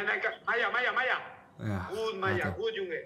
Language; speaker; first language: German; non-native, learner; Spanish